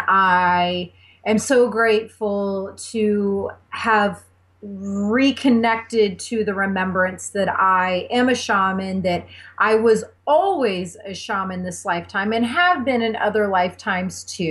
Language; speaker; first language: English; native; English